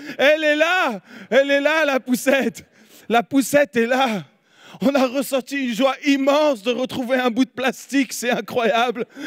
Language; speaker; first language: French; native; French